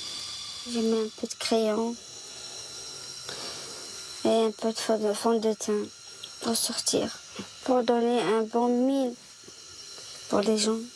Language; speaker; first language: French; non-native, learner; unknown